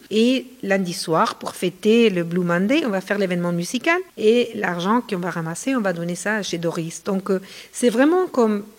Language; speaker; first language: French; non-native, fluent; Spanish